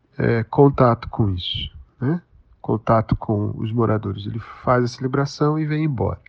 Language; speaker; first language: Portuguese; native; Portuguese